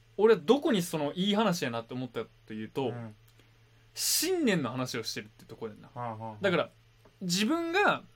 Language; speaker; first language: Japanese; native; Japanese